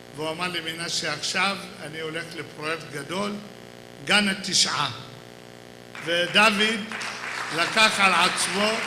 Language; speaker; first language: Hebrew; native; Hebrew